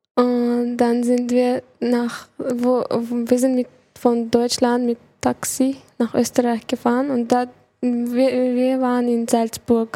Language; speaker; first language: German; early bilingual, other home language; Chechen